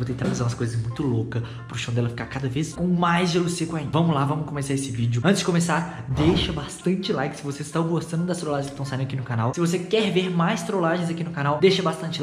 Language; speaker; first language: Portuguese; native; Portuguese